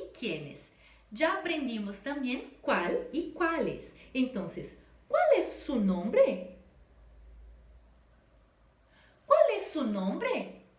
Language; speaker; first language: Spanish; non-native, fluent; Portuguese